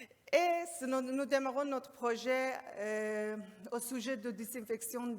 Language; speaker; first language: French; non-native, learner; Persian